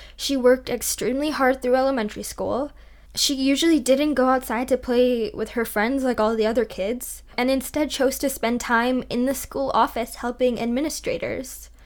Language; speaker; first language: English; early bilingual, other home language; Hindi